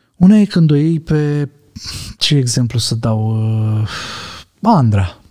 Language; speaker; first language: Romanian; native; Romanian